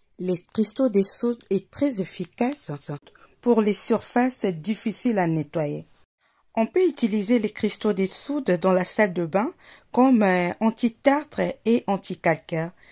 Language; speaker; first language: French; non-native, local second language; Lingala